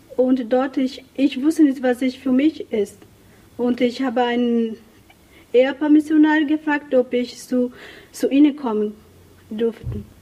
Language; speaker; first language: German; non-native, learner; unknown